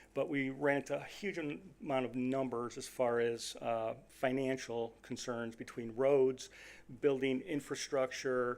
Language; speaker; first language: English; native; English